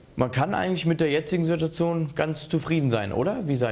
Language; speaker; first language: German; native; German